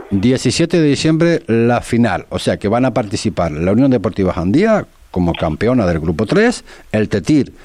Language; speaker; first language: Spanish; native; Spanish